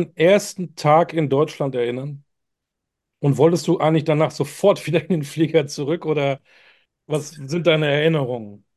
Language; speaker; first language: German; native; German